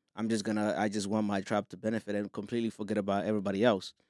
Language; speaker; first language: English; non-native, fluent; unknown